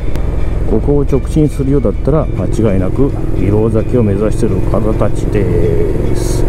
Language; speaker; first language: Japanese; native; Japanese